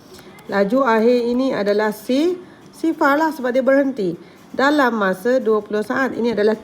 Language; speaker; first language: Malay; native; Malay